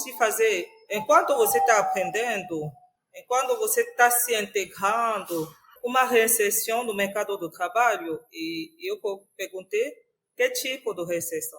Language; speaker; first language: Portuguese; non-native, fluent; French